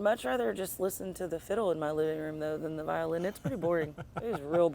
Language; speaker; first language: English; native; English